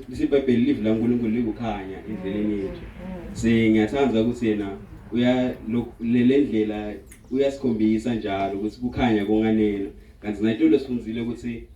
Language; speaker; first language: Zulu; non-native, local second language; Swati